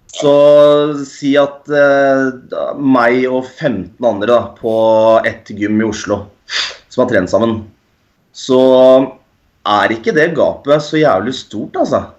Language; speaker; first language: Norwegian; native; Norwegian